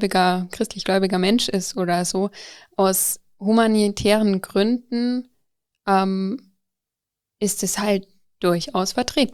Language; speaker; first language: German; native; German